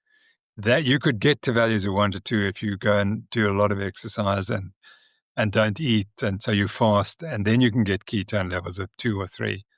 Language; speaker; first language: English; native; English